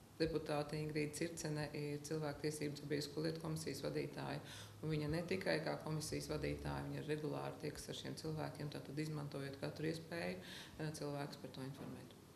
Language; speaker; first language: Latvian; native; Latvian